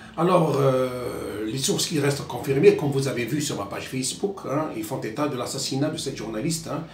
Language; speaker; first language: French; non-native, local second language; Arabic